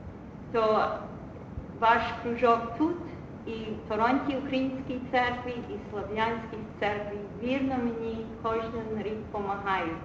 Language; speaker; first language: Ukrainian; early bilingual, heritage; Ukrainian